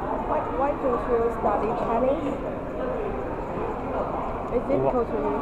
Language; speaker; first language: English; non-native, learner; Chinese